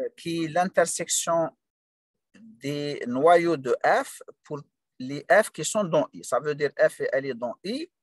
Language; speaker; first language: French; non-native, local second language; Arabic